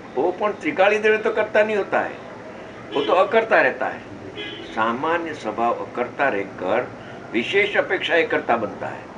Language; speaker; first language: Hindi; non-native, local second language; Gujarati